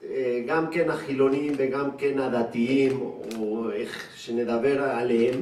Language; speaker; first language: Hebrew; non-native, fluent; Spanish